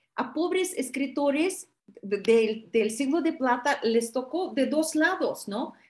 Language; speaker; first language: Spanish; non-native, fluent; Russian